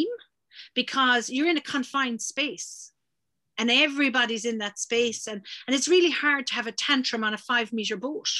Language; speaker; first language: English; native; English